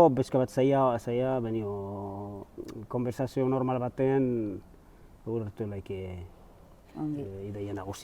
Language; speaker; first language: Basque; non-native, fluent; Arabic